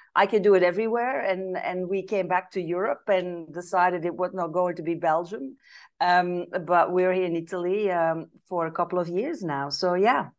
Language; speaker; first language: English; non-native, fluent; Dutch